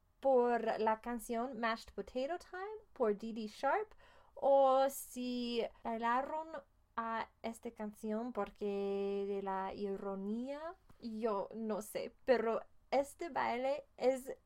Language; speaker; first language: Spanish; non-native, fluent; English